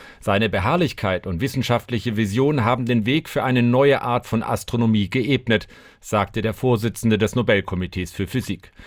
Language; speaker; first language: German; native; German